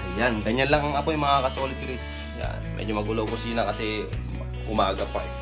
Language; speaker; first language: Filipino; non-native, local second language; Iloko